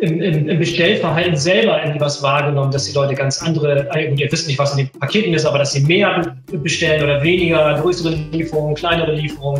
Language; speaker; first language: German; native; German